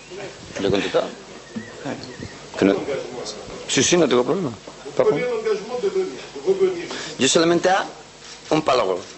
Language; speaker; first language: Spanish; native; Spanish